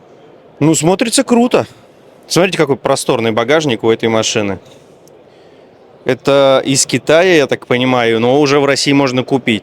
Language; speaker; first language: Russian; native; Russian